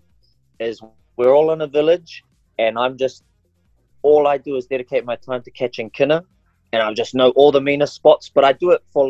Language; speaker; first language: English; non-native, local second language; Māori